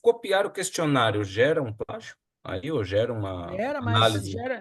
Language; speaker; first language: Portuguese; native; Portuguese